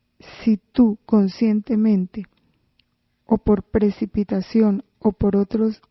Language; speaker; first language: Spanish; native; Spanish